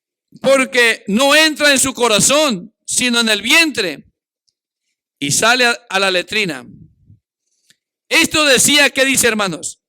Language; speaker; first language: Spanish; native; Spanish